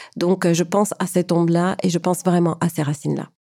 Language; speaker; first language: French; non-native, fluent; Ukrainian